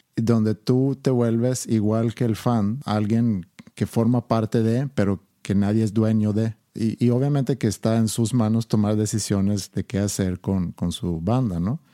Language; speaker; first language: Spanish; non-native, fluent; Swedish